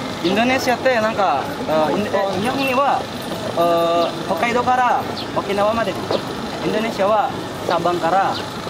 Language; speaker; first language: Japanese; non-native, learner; Indonesian